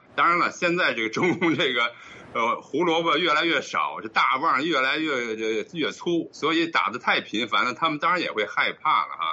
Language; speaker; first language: Chinese; native; Chinese